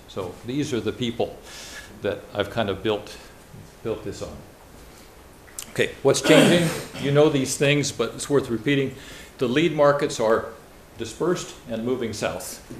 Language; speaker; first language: English; native; English